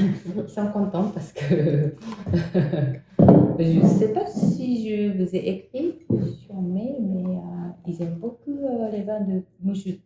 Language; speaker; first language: French; non-native, fluent; Japanese